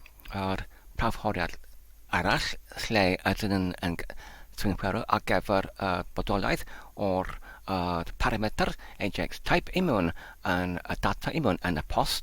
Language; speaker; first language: Welsh; non-native, learner; English